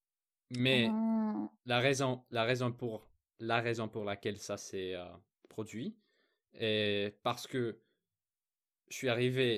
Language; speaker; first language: French; non-native, fluent; English